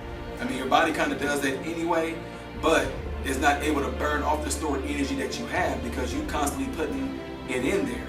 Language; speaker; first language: English; native; English